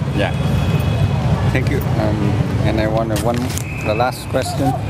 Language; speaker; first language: English; non-native, learner; Vietnamese